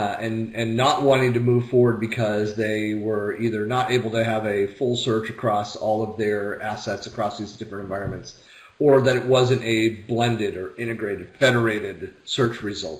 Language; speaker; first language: English; native; English